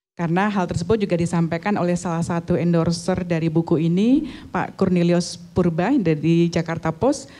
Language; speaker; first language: Indonesian; native; Indonesian